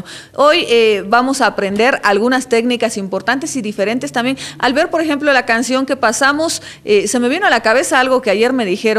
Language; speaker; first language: Spanish; native; Spanish